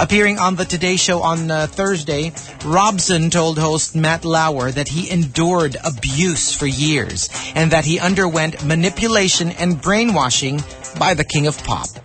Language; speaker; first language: English; non-native, local second language; Filipino